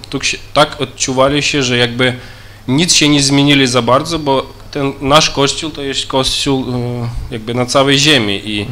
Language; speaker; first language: Polish; early bilingual, other home language; Ukrainian